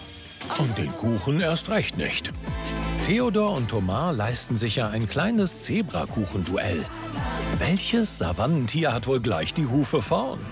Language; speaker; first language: German; native; German